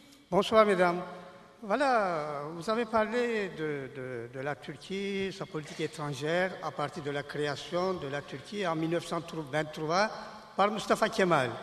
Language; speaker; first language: French; non-native, fluent; Turkish